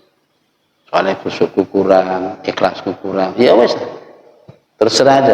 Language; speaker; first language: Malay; non-native, local second language; Javanese